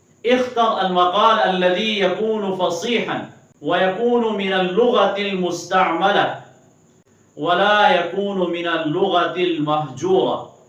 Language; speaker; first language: Arabic; non-native, fluent; Urdu